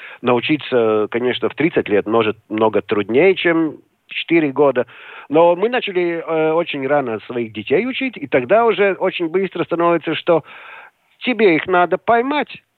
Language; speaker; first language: Russian; non-native, local second language; Latvian